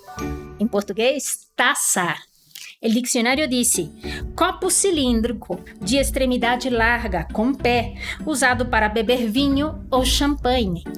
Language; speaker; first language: Portuguese; non-native, fluent; Spanish